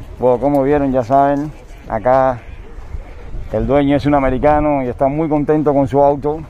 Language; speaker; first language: Spanish; native; Spanish